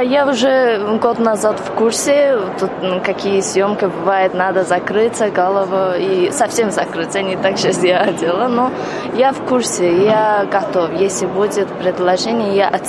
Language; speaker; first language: Russian; non-native, local second language; Azerbaijani